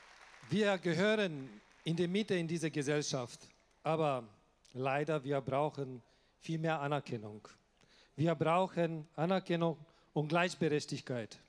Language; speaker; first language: German; non-native, local second language; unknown